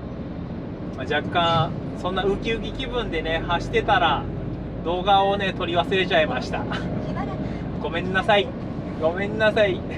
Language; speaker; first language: Japanese; native; Japanese